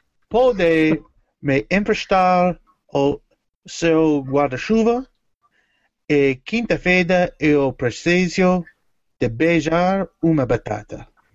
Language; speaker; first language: Portuguese; non-native, learner; English